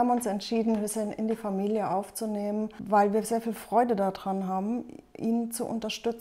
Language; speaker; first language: German; native; German